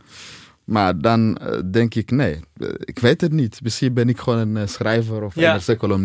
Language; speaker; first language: Dutch; non-native, fluent; Swahili